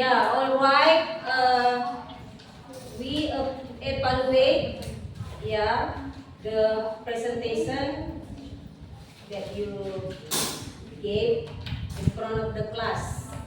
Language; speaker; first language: English; non-native, learner; Indonesian